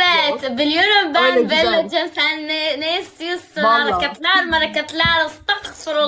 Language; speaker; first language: Turkish; non-native, learner; Arabic